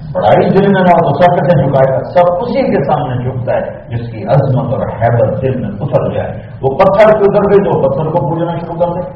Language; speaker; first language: Urdu; non-native, local second language; Punjabi